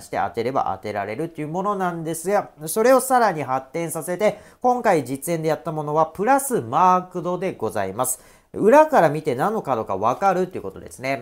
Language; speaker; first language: Japanese; native; Japanese